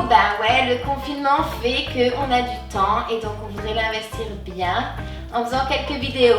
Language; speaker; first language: French; native; French